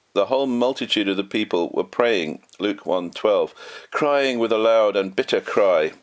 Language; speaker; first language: English; native; English